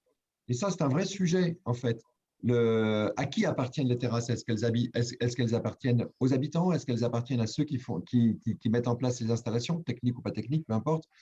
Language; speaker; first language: French; native; French